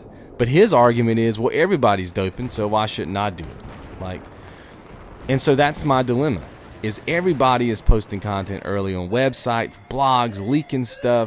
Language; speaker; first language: English; native; English